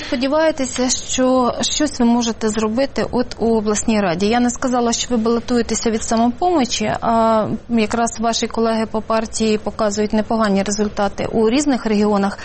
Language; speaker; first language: Ukrainian; native; Ukrainian